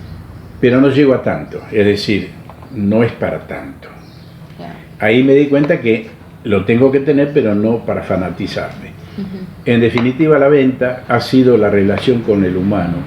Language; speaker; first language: Spanish; native; Spanish